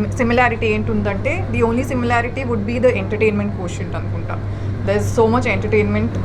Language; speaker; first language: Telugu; non-native, fluent; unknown